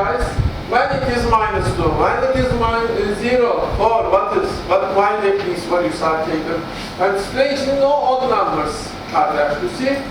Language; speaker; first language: English; non-native, fluent; Turkish